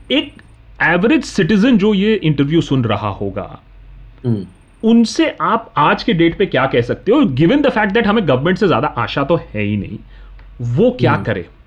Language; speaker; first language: Hindi; native; Hindi